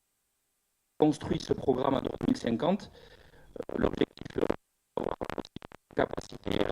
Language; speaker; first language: French; native; French